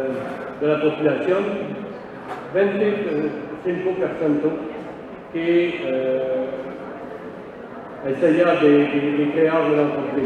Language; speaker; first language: Spanish; non-native, learner; French